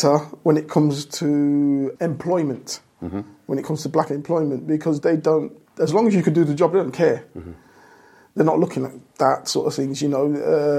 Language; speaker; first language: English; native; English